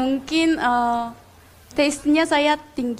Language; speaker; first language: Indonesian; non-native, fluent; Korean